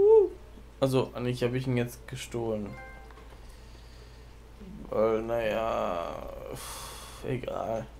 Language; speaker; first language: German; native; German